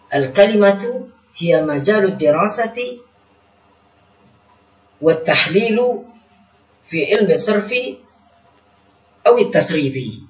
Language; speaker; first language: Arabic; non-native, fluent; Indonesian